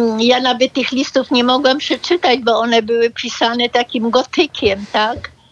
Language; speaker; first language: Polish; early bilingual, other home language; German